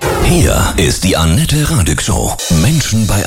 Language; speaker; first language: German; native; German